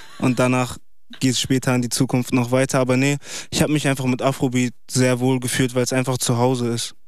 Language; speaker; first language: German; early bilingual, other home language; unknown